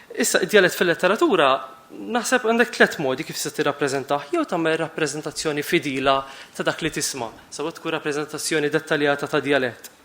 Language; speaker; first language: Maltese; native; Maltese